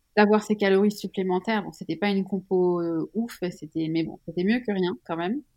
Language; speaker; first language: French; native; French